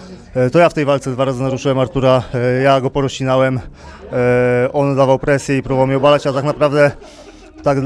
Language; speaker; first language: Polish; native; Polish